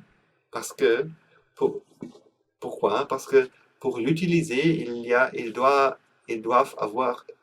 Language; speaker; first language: French; non-native, learner; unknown